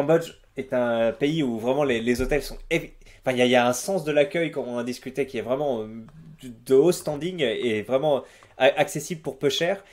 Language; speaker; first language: French; native; French